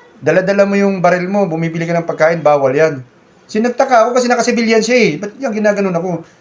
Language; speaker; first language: Filipino; non-native, local second language; Cebuano